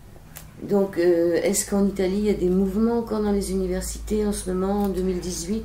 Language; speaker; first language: French; native; French